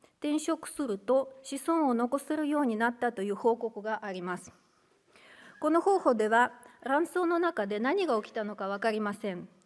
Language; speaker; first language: Japanese; non-native, fluent; Russian